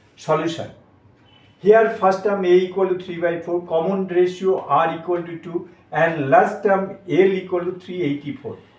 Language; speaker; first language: English; non-native, local second language; Bangla